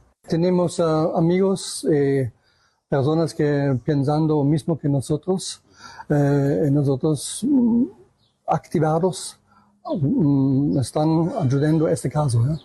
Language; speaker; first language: Spanish; non-native, learner; German